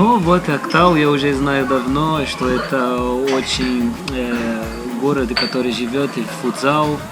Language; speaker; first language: Russian; non-native, learner; Portuguese